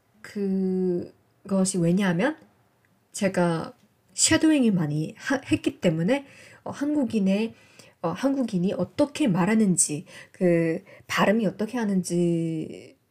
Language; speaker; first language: Korean; non-native, fluent; English